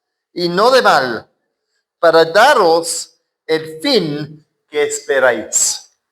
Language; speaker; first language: Spanish; non-native, fluent; English